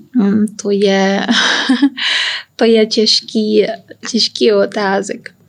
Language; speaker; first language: Czech; non-native, fluent; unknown